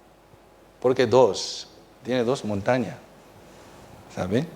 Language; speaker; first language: Spanish; non-native, fluent; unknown